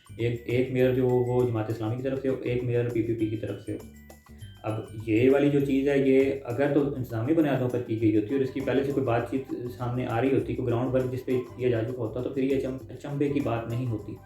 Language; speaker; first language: Urdu; native; Urdu